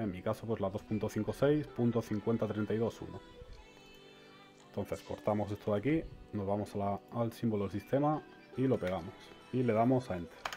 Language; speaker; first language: Spanish; native; Spanish